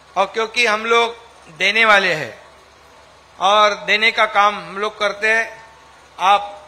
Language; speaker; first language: Hindi; non-native, local second language; Marathi